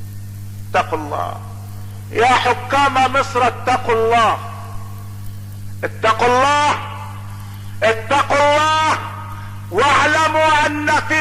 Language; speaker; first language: Arabic; native; Arabic